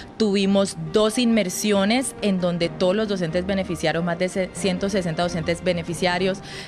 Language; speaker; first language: Spanish; native; Spanish